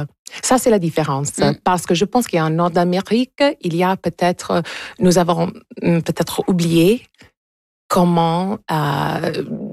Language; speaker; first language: French; non-native, local second language; English